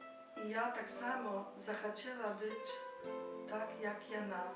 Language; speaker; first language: Polish; non-native, learner; Belarusian